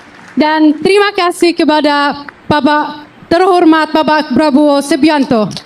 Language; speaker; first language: Indonesian; non-native, fluent; Arabic